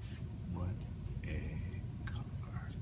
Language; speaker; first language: English; native; English